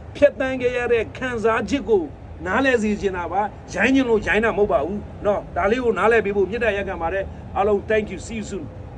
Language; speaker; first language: Burmese; non-native, local second language; Nepali